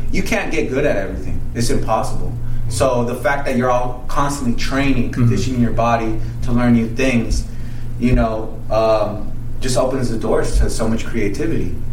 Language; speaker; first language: English; early bilingual, other home language; Spanish